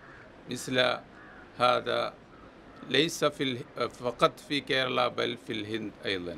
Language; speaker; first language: Arabic; non-native, fluent; Malayalam